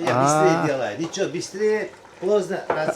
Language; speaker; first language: Russian; non-native, fluent; Uzbek